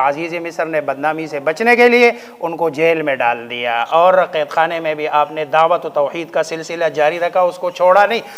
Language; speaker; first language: Urdu; native; Urdu